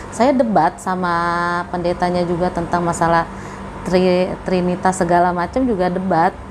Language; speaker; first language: Indonesian; native; Indonesian